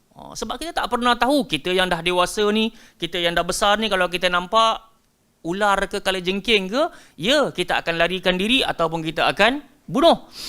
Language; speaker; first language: Malay; native; Malay